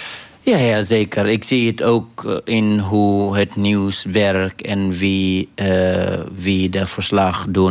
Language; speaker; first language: Dutch; non-native, fluent; Arabic